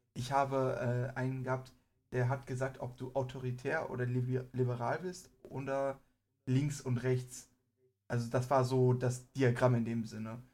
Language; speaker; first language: German; early bilingual, other home language; Persian